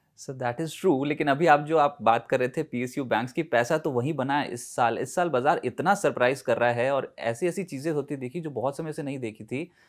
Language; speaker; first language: Hindi; native; Hindi